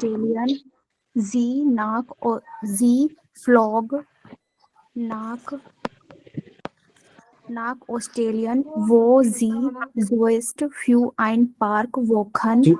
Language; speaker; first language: German; non-native, learner; Hindi